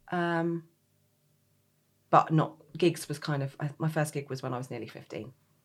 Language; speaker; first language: English; native; English